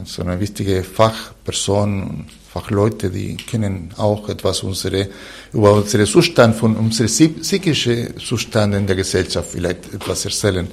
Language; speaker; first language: German; non-native, fluent; Spanish